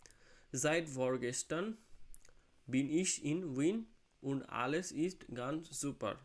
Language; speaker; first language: German; non-native, fluent; Hindi